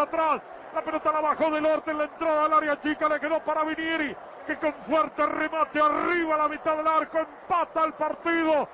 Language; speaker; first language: Spanish; native; Spanish